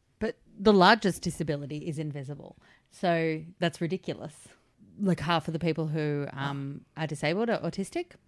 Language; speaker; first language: English; native; English